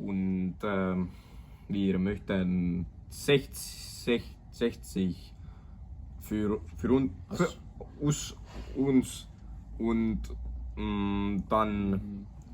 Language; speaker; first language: German; non-native, learner; Estonian